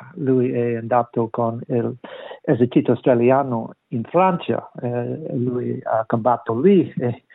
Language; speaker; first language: Italian; non-native, learner; English